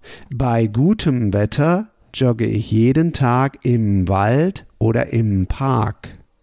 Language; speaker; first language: German; native; German